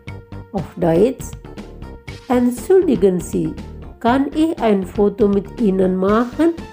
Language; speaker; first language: German; non-native, fluent; Indonesian